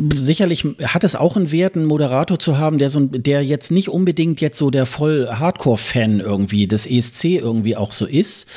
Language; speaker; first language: German; native; German